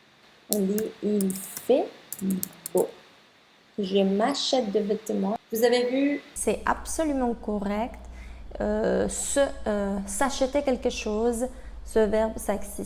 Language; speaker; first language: French; non-native, fluent; Spanish